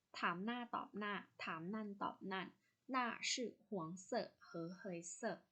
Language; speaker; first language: Chinese; non-native, fluent; Thai